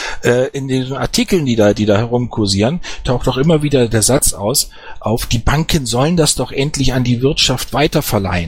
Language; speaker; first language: German; native; German